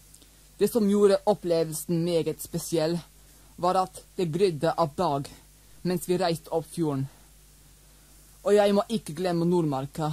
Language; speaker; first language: Norwegian; non-native, learner; English